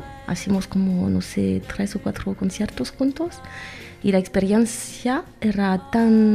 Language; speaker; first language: Spanish; non-native, fluent; French